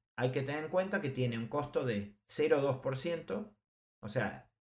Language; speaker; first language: Spanish; native; Spanish